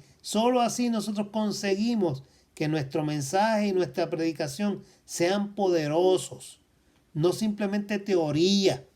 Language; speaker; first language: Spanish; native; Spanish